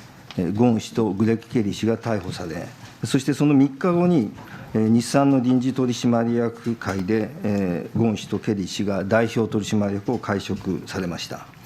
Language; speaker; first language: Japanese; native; Japanese